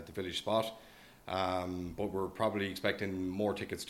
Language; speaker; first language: English; native; English